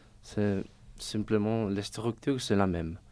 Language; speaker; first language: French; non-native, fluent; Spanish